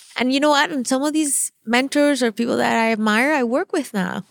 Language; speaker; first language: English; non-native, fluent; Spanish